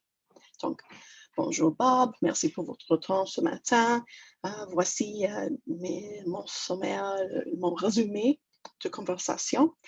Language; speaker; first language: French; non-native, fluent; English